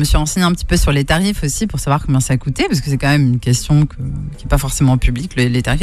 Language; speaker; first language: French; native; French